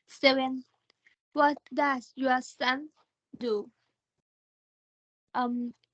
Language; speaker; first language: English; non-native, learner; Thai